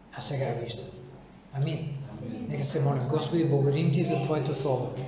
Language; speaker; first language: Bulgarian; non-native, fluent; English